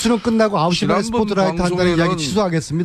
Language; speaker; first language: Korean; native; Korean